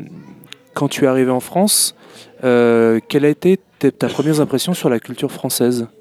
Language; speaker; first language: French; native; French